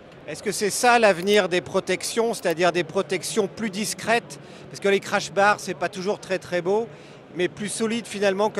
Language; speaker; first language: French; native; French